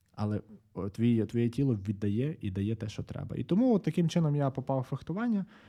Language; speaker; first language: Ukrainian; native; Ukrainian